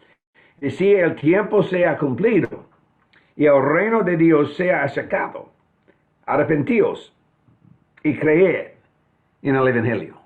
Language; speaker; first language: Spanish; non-native, fluent; English